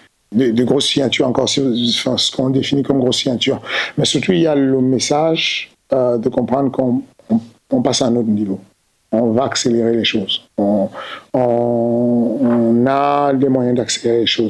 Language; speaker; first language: French; native; French